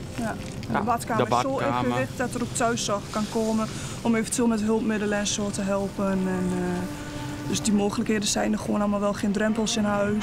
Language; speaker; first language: Dutch; native; Dutch